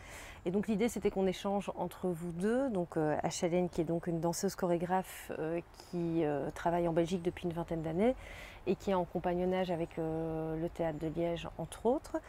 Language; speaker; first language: French; native; French